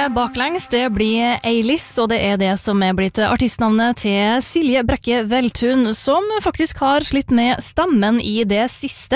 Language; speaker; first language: Norwegian; native; Norwegian